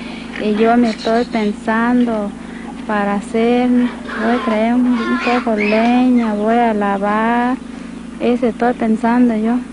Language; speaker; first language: Spanish; non-native, local second language; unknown